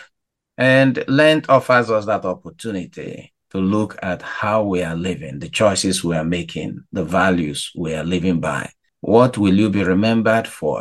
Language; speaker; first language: English; non-native, local second language; Igbo